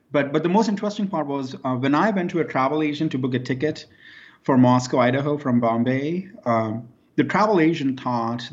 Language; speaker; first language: English; non-native, local second language; Hindi